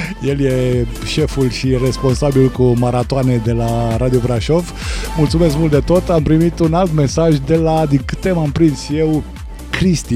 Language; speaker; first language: Romanian; native; Romanian